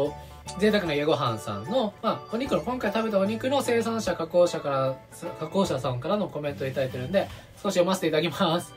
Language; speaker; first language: Japanese; native; Japanese